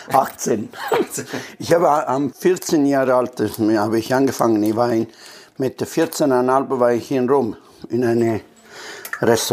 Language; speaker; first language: German; non-native, learner; Italian